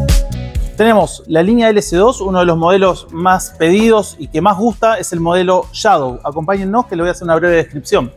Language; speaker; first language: Spanish; native; Spanish